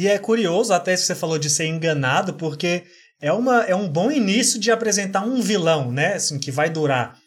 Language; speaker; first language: Portuguese; native; Portuguese